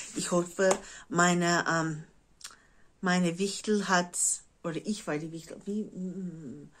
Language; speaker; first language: German; non-native, fluent; English